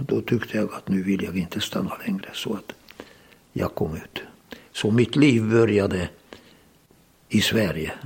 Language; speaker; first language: Swedish; non-native, fluent; Hungarian